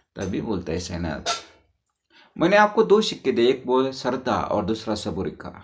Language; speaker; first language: Hindi; non-native, local second language; Marathi